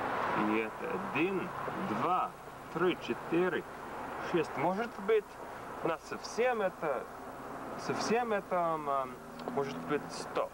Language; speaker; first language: Russian; non-native, learner; English